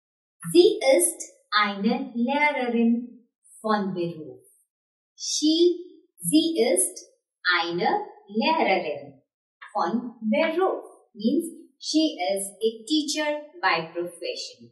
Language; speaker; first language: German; non-native, fluent; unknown